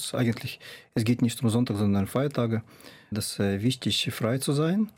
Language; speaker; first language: German; non-native, fluent; Russian